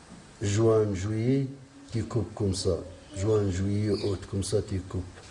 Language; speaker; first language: French; non-native, local second language; Arabic